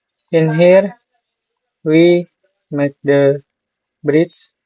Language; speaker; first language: English; non-native, learner; Indonesian